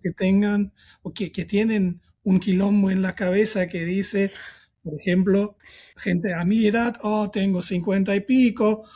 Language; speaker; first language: Spanish; non-native, fluent; German